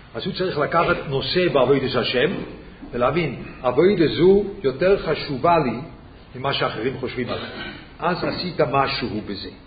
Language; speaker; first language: Hebrew; non-native, fluent; Swiss German